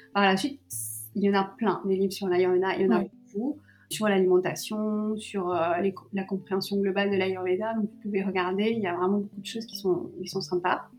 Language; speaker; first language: French; early bilingual, other home language; Sinhala